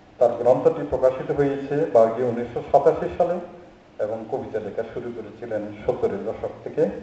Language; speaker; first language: Bangla; non-native, local second language; Chakma